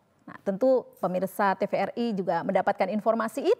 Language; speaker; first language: Indonesian; native; Indonesian